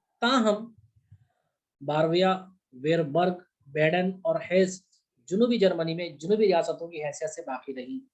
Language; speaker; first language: Urdu; native; Urdu